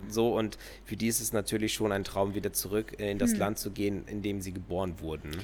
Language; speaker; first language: German; early bilingual, other home language; Greek